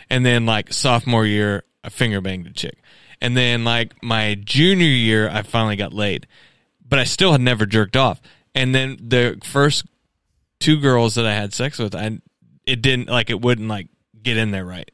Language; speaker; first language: English; native; English